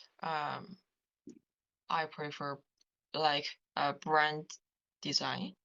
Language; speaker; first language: English; non-native, learner; Chinese